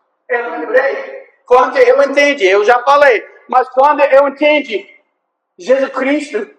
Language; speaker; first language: Portuguese; non-native, fluent; English